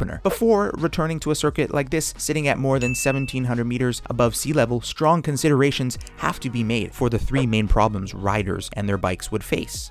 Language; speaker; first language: English; native; English